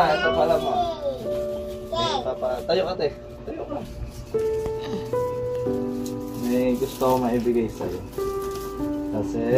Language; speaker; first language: Filipino; non-native, local second language; Bikol